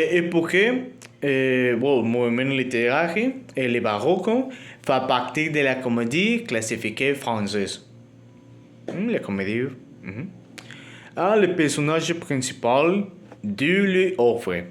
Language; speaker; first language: French; non-native, learner; Spanish